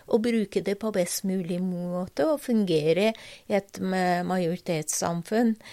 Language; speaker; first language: Norwegian; non-native, fluent; Persian